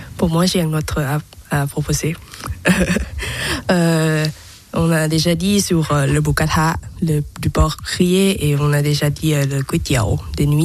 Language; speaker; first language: French; non-native, learner; Thai